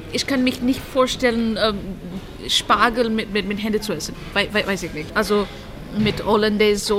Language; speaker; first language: German; non-native, learner; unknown